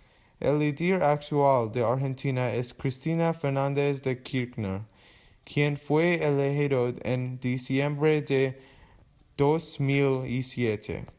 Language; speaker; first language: Spanish; non-native, learner; English